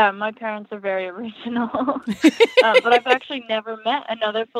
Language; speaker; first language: English; native; English